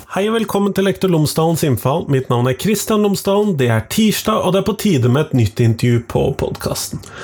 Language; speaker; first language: Norwegian; native; Norwegian